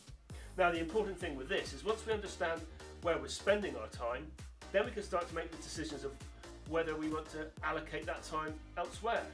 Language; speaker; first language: English; native; English